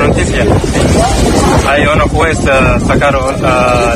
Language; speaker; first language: Spanish; non-native, learner; Arabic